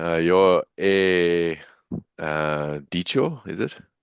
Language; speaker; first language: Spanish; non-native, learner; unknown